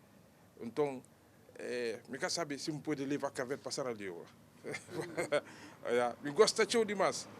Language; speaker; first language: Portuguese; non-native, learner; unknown